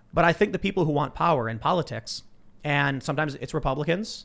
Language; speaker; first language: English; native; English